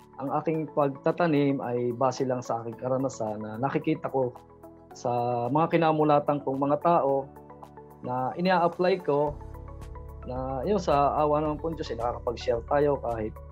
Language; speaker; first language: Filipino; native; Filipino